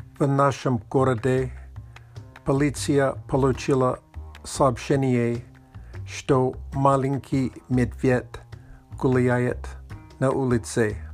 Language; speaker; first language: Russian; non-native, learner; Latvian